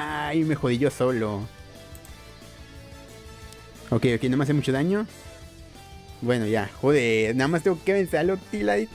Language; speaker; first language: Spanish; native; Spanish